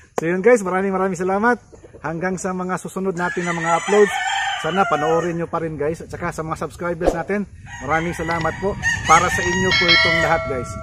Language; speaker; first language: Filipino; non-native, local second language; Cebuano